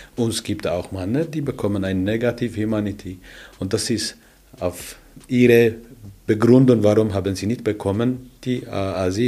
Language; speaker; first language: German; non-native, learner; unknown